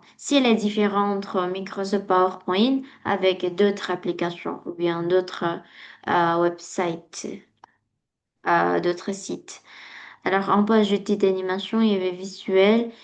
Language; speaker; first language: French; non-native, learner; Indonesian